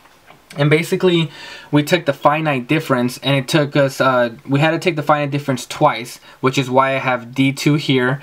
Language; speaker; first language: English; native; English